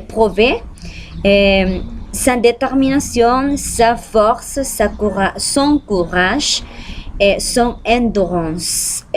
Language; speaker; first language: French; non-native, learner; Spanish